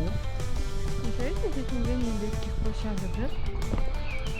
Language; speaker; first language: Russian; native; Russian